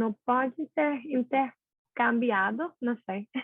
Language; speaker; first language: Portuguese; non-native, learner; English